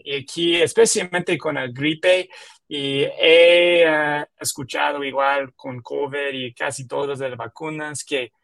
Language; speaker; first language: Spanish; non-native, learner; English